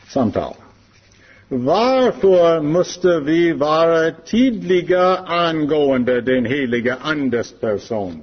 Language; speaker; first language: Swedish; non-native, learner; English